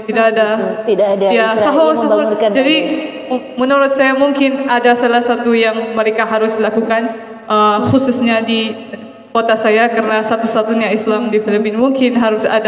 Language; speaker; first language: Indonesian; non-native, fluent; Maranao